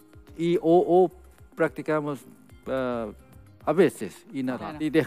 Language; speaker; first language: Spanish; non-native, fluent; Korean